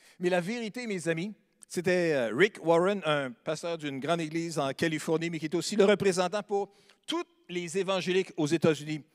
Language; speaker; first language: French; native; French